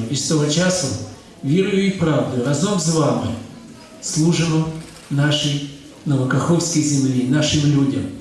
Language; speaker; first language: Ukrainian; native; Ukrainian